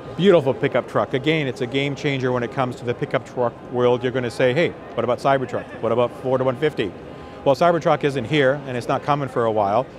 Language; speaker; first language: English; native; English